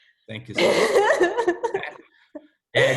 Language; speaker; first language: English; non-native, learner; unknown